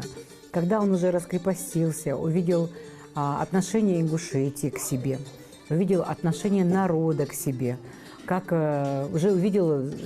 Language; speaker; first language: Russian; native; Russian